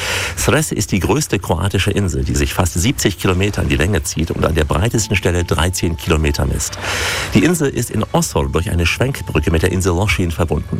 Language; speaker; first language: German; native; German